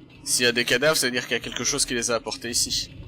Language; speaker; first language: French; native; French